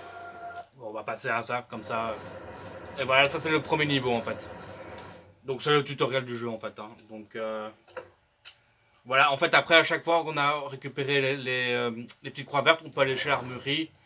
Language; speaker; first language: French; native; French